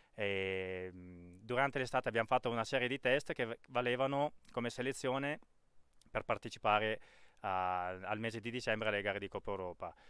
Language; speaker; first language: Italian; native; Italian